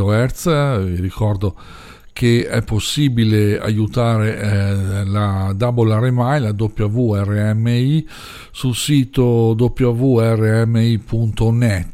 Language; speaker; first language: Italian; native; Italian